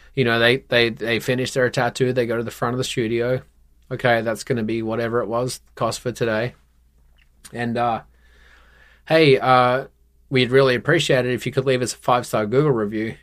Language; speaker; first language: English; native; English